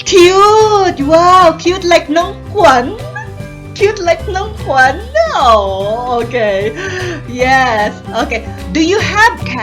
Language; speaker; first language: English; non-native, learner; Thai